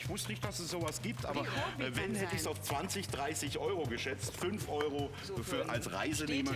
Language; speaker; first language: German; native; German